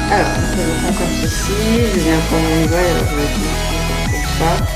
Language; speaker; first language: French; native; French